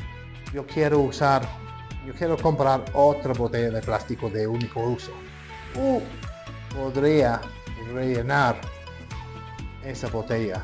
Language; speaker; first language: Spanish; non-native, fluent; English